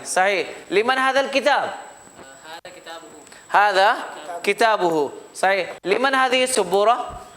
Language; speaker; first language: Arabic; non-native, fluent; Urdu